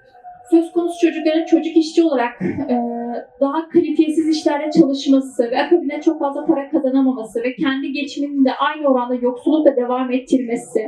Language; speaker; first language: Turkish; native; Turkish